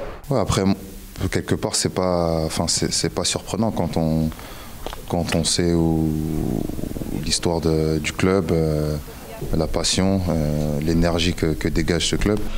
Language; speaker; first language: French; native; French